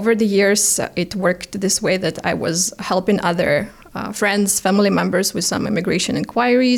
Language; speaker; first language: English; non-native, fluent; Ukrainian